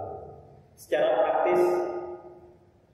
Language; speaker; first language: Indonesian; native; Indonesian